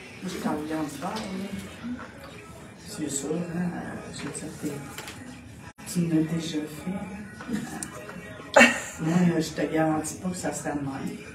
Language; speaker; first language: French; native; French